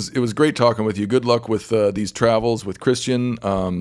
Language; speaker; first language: English; native; English